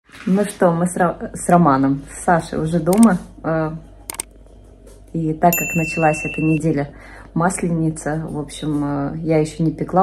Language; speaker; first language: Russian; native; Russian